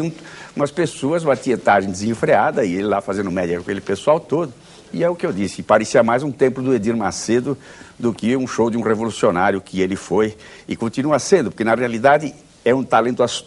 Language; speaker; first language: Portuguese; native; Portuguese